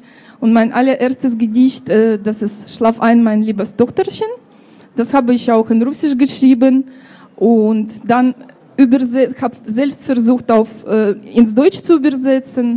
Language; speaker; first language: German; non-native, fluent; Russian